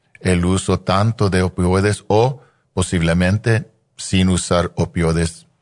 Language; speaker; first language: Spanish; non-native, fluent; English